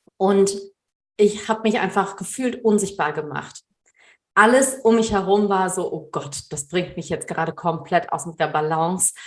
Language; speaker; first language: German; early bilingual, other home language; Tamil